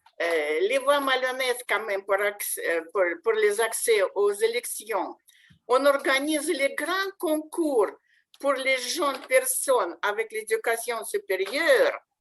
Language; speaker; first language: French; non-native, fluent; Russian